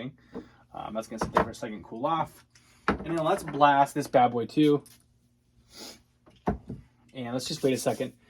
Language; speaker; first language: English; native; English